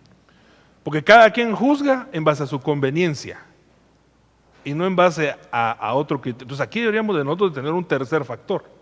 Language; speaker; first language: Spanish; native; Spanish